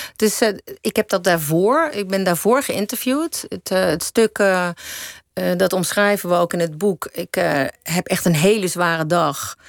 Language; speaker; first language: Dutch; native; Dutch